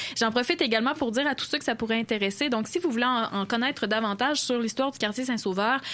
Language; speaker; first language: French; native; French